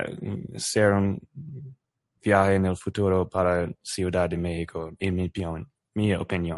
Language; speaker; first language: Spanish; non-native, learner; English